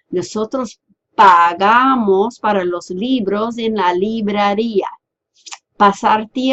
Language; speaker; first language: Spanish; non-native, fluent; English